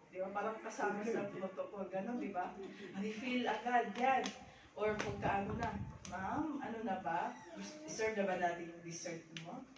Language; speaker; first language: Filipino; native; Filipino